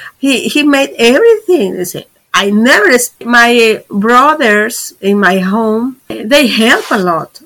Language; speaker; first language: English; non-native, fluent; Spanish